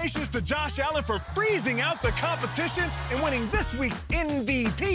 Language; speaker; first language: English; native; English